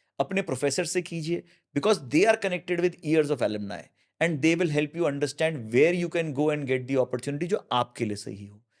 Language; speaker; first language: Hindi; native; Hindi